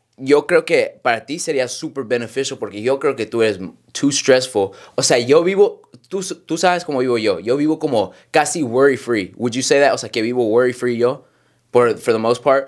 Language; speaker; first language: Spanish; early bilingual, heritage; Spanish